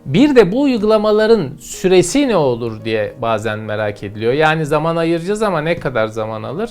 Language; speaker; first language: Turkish; native; Turkish